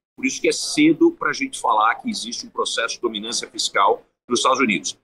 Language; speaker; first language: Portuguese; early bilingual, heritage; Portuguese